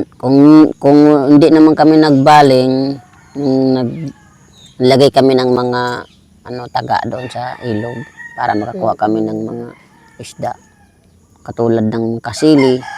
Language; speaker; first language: Filipino; non-native, local second language; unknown